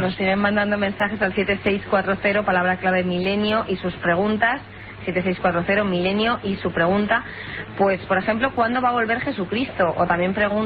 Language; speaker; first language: Spanish; native; Spanish